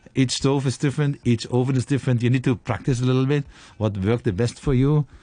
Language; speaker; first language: English; non-native, fluent; German